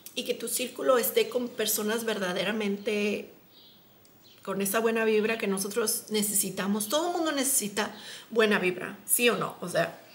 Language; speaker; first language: Spanish; native; Spanish